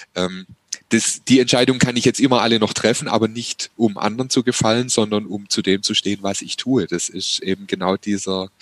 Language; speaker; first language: German; native; German